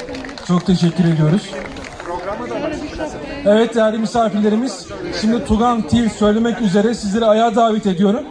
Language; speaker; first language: Turkish; native; Turkish